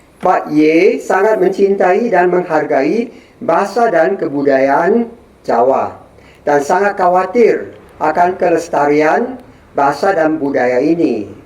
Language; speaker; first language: Indonesian; non-native, fluent; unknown